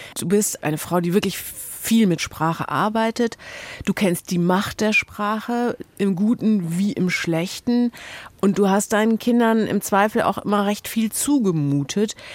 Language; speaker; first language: German; native; German